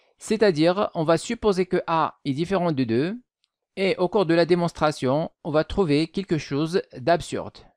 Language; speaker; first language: French; non-native, local second language; Arabic